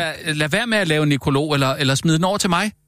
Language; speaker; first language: Danish; native; Danish